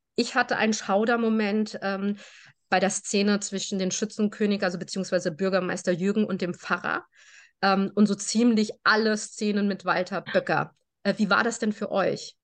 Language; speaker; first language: German; native; German